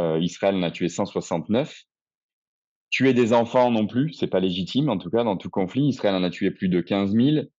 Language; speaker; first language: French; native; French